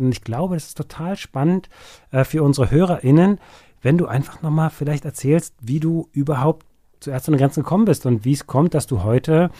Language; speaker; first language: German; native; German